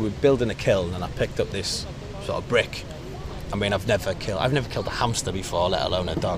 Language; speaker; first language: English; native; English